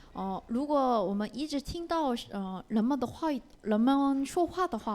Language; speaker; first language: Chinese; non-native, learner; Korean